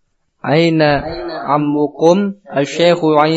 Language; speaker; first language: Arabic; non-native, learner; Indonesian